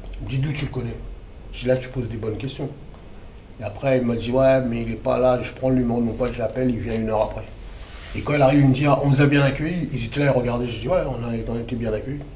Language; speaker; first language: French; early bilingual, other home language; Lingala